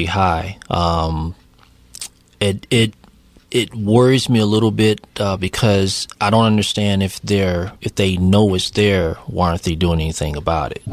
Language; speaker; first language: English; native; English